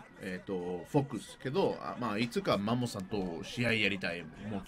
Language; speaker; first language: Japanese; non-native, learner; Spanish